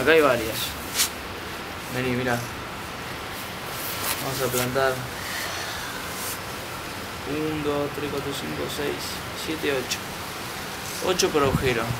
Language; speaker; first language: Spanish; native; Spanish